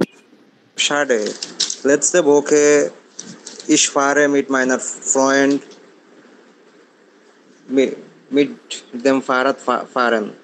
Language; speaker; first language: German; non-native, learner; Bangla